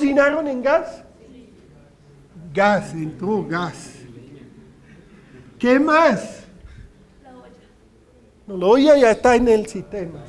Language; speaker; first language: Spanish; non-native, fluent; Dutch